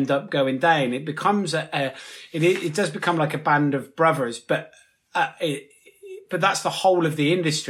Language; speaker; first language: English; native; English